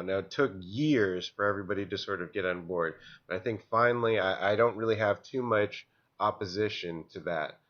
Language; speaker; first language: English; native; English